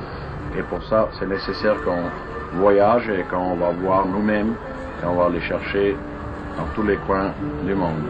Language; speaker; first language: French; non-native, fluent; German